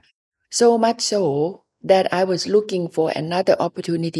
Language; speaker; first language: English; non-native, fluent; Thai